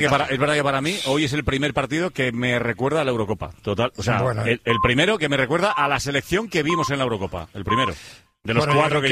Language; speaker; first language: Spanish; native; Spanish